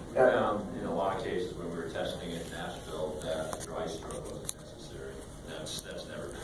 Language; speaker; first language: English; native; English